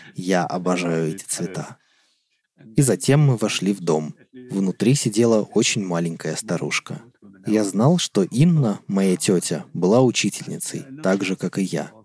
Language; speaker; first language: Russian; non-native, fluent; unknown